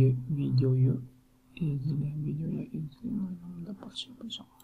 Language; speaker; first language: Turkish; non-native, learner; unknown